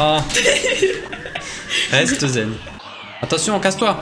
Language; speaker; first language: French; native; French